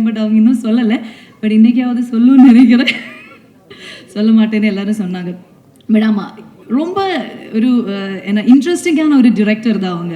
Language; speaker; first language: Tamil; non-native, fluent; Malayalam